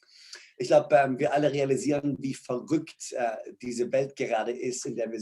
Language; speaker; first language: German; native; German